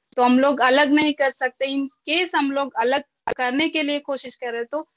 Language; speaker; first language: Hindi; non-native, local second language; Kannada